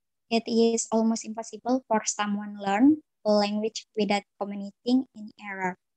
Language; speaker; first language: English; non-native, learner; Indonesian